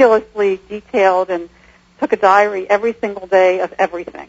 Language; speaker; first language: English; native; English